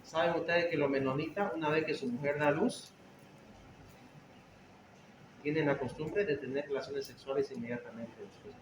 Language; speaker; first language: Spanish; native; Spanish